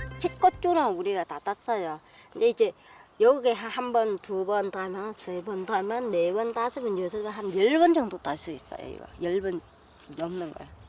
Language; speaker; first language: Korean; non-native, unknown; Vietnamese